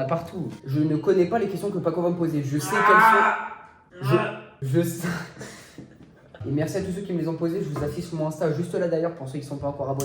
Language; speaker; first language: French; native; French